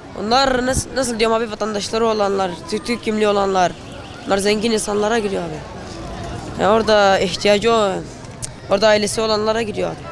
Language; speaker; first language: Turkish; early bilingual, other home language; Arabic